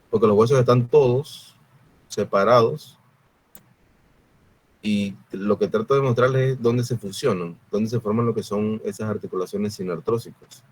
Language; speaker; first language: Spanish; native; Spanish